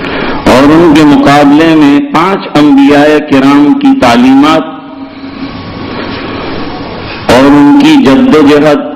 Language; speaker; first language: Urdu; native; Urdu